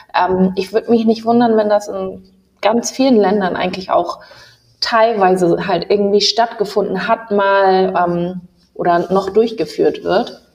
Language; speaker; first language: German; native; German